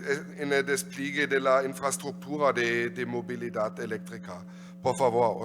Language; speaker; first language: Spanish; non-native, learner; German